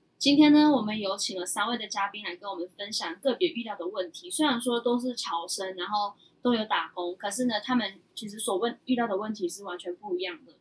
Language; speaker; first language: Chinese; early bilingual, heritage; Chinese